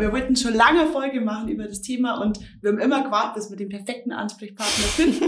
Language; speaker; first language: German; native; German